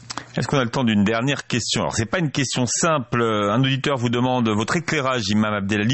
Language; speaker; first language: French; native; French